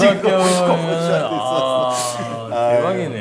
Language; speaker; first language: Korean; native; Korean